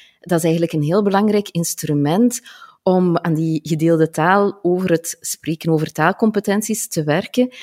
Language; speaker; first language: Dutch; native; Dutch